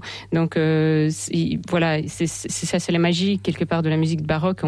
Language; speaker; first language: French; non-native, fluent; Russian